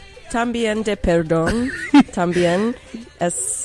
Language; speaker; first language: Spanish; non-native, learner; English